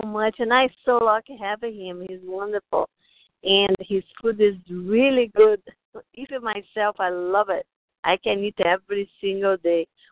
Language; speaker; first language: English; non-native, learner; Portuguese